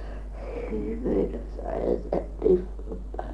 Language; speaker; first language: German; non-native, learner; Japanese